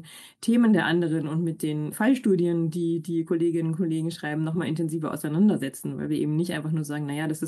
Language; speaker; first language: German; native; German